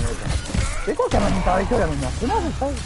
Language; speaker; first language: French; native; French